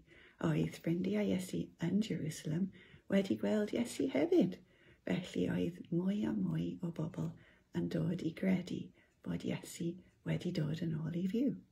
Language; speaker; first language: Welsh; non-native, local second language; English